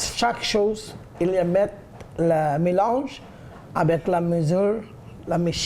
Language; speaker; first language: French; non-native, learner; Bangla